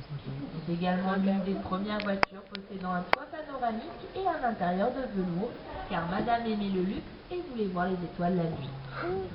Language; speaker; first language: French; native; French